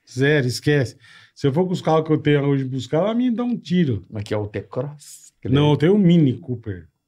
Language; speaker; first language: Portuguese; native; Portuguese